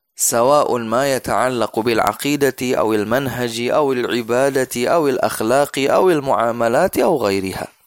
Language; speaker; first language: Arabic; non-native, fluent; Indonesian